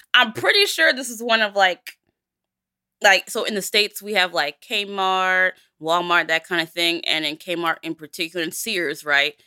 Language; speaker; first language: English; early bilingual, other home language; Yoruba